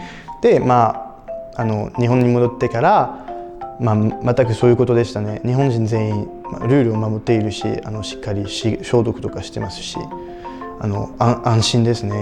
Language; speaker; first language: Japanese; non-native, fluent; French